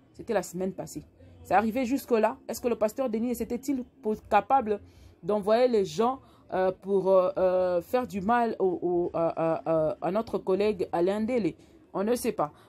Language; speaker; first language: French; non-native, local second language; Lingala